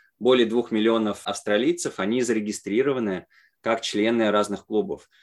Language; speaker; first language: Russian; native; Russian